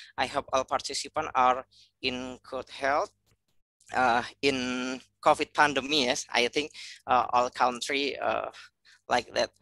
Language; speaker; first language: English; non-native, fluent; Indonesian